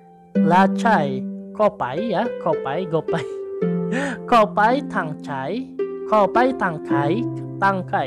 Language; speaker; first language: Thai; non-native, learner; Indonesian